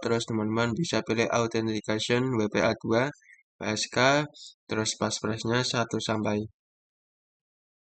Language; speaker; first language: Indonesian; native; Indonesian